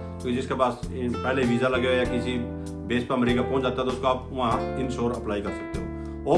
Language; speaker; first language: Hindi; native; Hindi